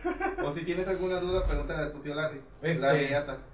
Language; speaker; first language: Spanish; native; Spanish